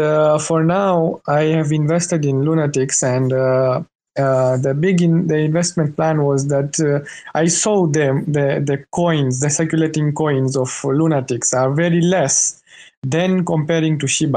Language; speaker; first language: English; non-native, local second language; Swahili